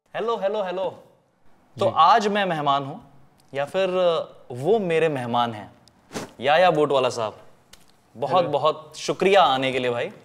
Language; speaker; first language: Hindi; native; Hindi